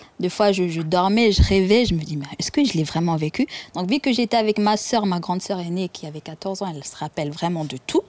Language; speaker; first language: French; non-native, local second language; Kinyarwanda